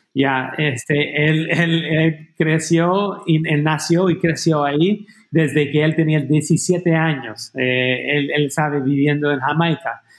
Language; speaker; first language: Spanish; non-native, fluent; English